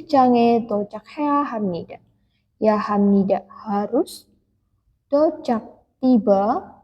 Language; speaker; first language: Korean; non-native, fluent; Indonesian